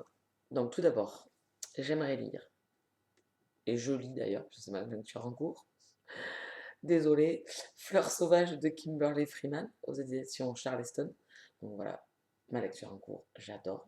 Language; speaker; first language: French; native; French